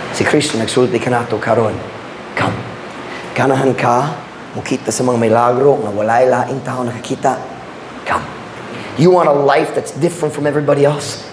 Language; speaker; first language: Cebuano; non-native, fluent; English